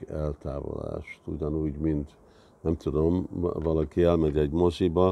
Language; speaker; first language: Hungarian; early bilingual, heritage; Hungarian